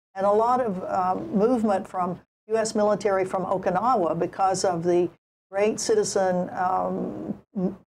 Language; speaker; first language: English; native; English